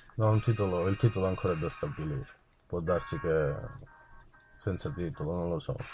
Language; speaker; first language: Italian; native; Italian